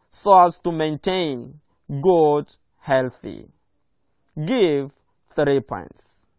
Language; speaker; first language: English; non-native, local second language; Swahili